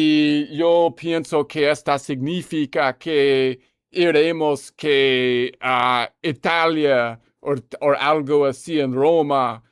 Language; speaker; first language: Spanish; non-native, learner; English